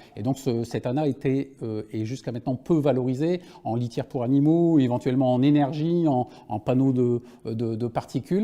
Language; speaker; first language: French; native; French